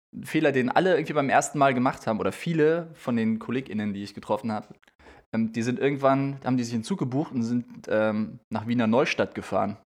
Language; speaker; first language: German; native; German